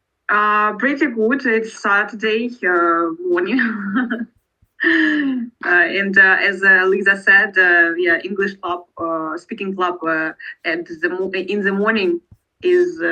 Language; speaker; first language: English; non-native, learner; Russian